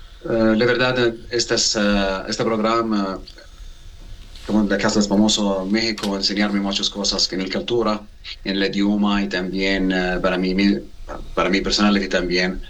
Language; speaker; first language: Spanish; non-native, learner; Arabic